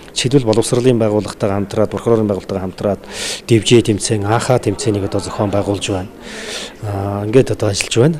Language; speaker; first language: Mongolian; native; Mongolian